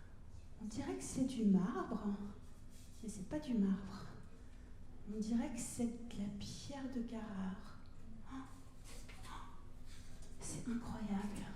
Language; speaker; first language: French; native; French